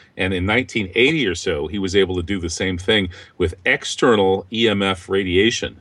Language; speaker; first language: English; native; English